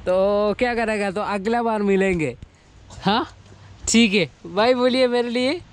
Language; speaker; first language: Hindi; non-native, local second language; Malayalam